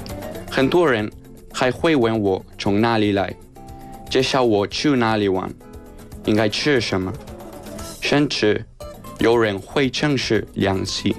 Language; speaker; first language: Chinese; non-native, fluent; Spanish